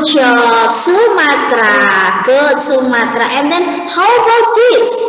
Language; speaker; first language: English; non-native, learner; Indonesian